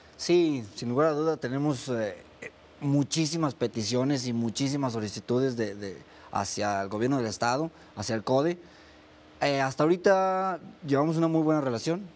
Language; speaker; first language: Spanish; native; Spanish